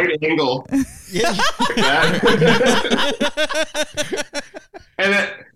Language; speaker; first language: English; native; English